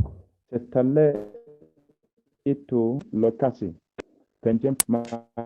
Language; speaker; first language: Indonesian; non-native, learner; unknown